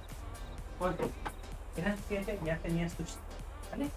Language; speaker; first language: Spanish; non-native, learner; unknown